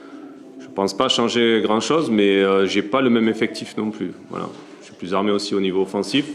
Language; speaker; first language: French; native; French